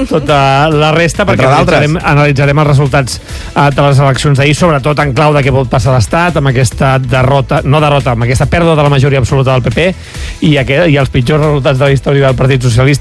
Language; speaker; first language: Catalan; native; Catalan